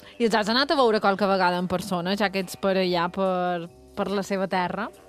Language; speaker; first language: Catalan; native; Catalan